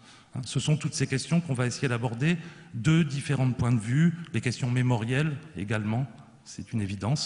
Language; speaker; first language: French; native; French